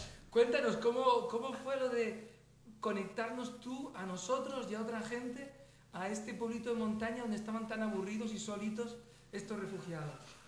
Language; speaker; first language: Spanish; native; Spanish